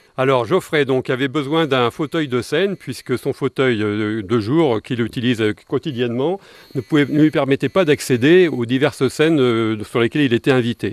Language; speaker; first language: French; native; French